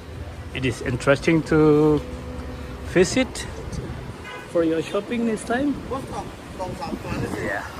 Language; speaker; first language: English; non-native, local second language; Indonesian